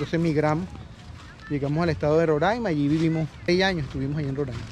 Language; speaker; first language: Spanish; native; Spanish